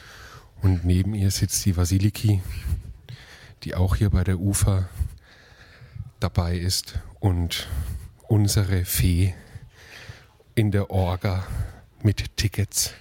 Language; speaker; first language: German; native; German